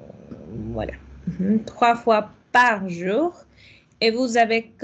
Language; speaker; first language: French; non-native, fluent; Spanish